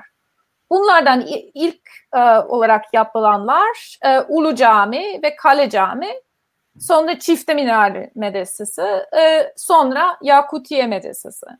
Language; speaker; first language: Turkish; non-native, fluent; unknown